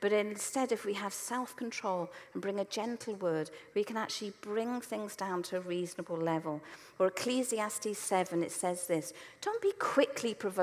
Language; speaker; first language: English; native; English